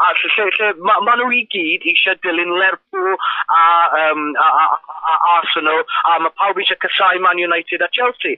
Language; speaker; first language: Welsh; non-native, local second language; English